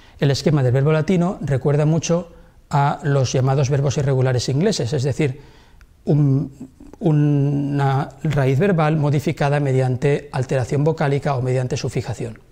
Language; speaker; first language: Spanish; non-native, local second language; Catalan